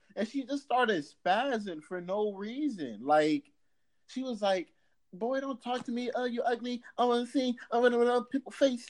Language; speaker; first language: English; native; English